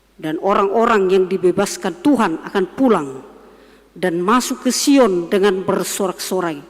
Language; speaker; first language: Indonesian; non-native, local second language; Batak Toba